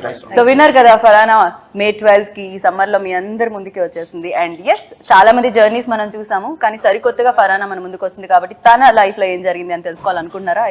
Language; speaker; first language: Telugu; native; Telugu